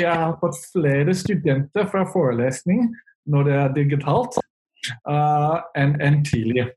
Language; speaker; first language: Norwegian; non-native, fluent; English